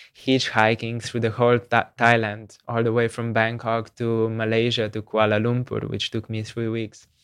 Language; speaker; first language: English; non-native, fluent; Slovenian